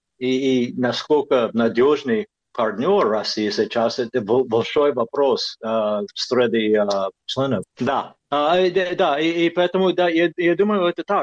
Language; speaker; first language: Russian; non-native, fluent; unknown